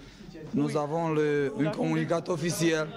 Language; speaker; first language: French; non-native, learner; Romanian